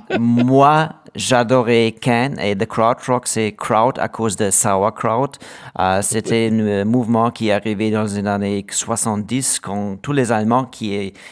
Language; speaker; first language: French; non-native, learner; German